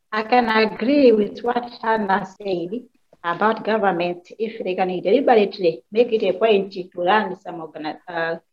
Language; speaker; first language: English; non-native, local second language; Nyanja